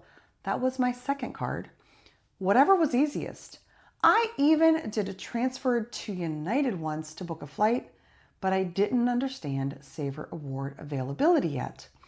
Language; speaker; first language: English; native; English